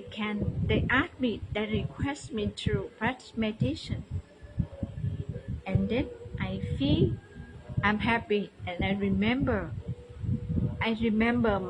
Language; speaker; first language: English; non-native, learner; Vietnamese